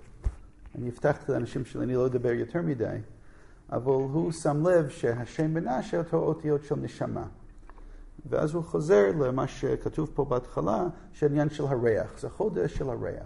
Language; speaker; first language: Hebrew; non-native, fluent; English